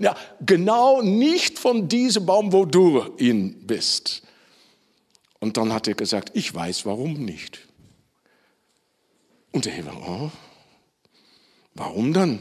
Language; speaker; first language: German; non-native, fluent; Dutch